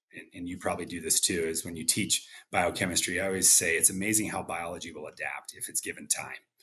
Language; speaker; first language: English; native; English